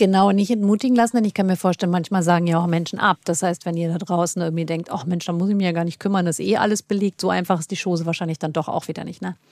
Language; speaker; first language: German; native; German